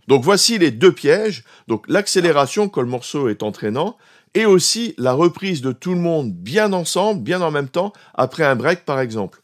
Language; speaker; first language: French; native; French